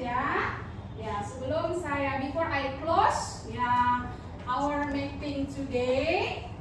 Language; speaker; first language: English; non-native, learner; Indonesian